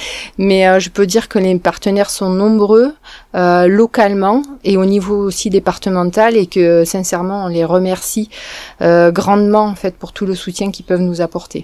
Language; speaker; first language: French; native; French